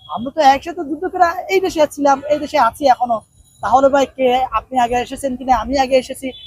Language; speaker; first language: Bangla; non-native, local second language; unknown